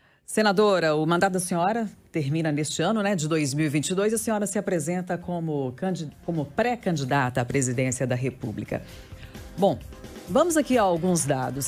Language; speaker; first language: Portuguese; native; Portuguese